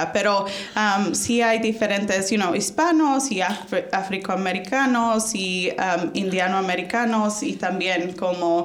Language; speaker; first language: Spanish; early bilingual, heritage; Spanish